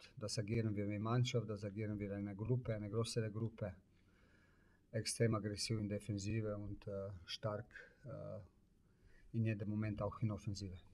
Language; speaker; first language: German; non-native, learner; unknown